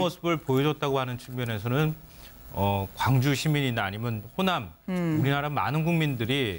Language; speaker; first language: Korean; native; Korean